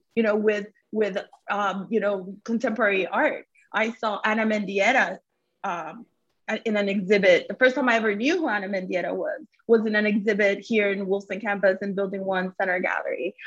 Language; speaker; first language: English; early bilingual, other home language; Spanish